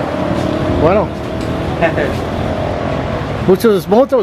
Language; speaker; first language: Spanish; non-native, learner; English